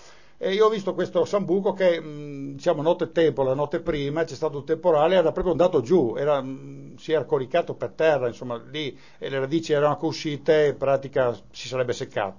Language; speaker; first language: Italian; native; Italian